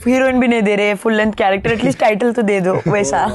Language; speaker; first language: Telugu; non-native, learner; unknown